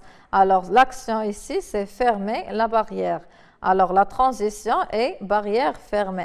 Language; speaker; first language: French; non-native, local second language; Arabic